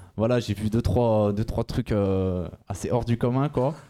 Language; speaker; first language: French; native; French